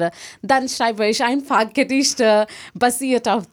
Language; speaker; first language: German; non-native, learner; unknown